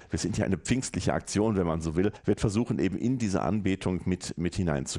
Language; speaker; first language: German; native; German